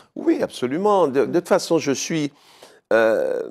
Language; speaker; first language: French; native; French